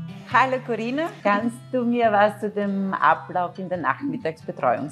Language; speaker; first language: German; native; German